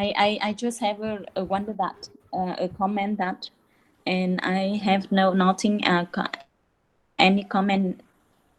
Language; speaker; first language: English; non-native, learner; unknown